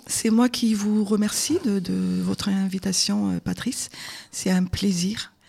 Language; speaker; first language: French; non-native, local second language; Malagasy